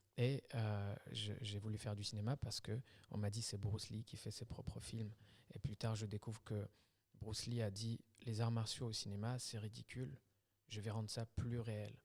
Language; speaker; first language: French; early bilingual, other home language; Kabyle